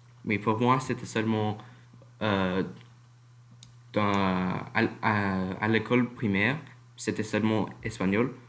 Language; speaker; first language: French; non-native, learner; English